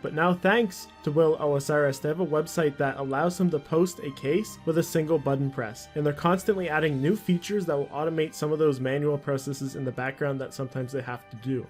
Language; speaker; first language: English; native; English